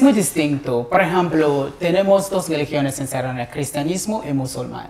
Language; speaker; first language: Spanish; non-native, learner; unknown